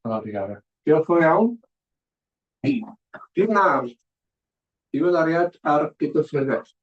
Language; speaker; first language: Welsh; native; Welsh